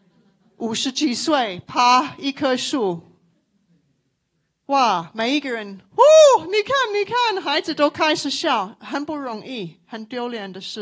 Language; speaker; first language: Chinese; non-native, local second language; English